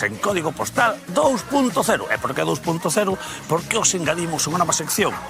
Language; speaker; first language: Galician; native; Galician